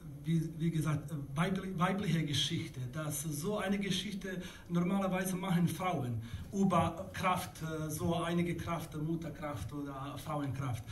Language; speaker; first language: German; non-native, learner; Bosnian